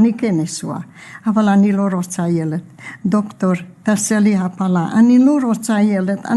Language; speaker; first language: Hebrew; non-native, fluent; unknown